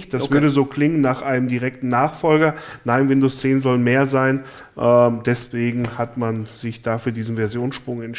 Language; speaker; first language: German; native; German